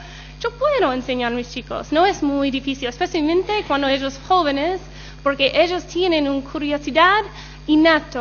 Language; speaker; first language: Spanish; non-native, learner; English